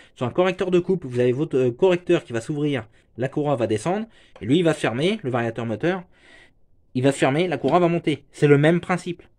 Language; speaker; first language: French; native; French